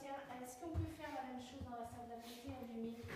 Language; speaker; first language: French; native; French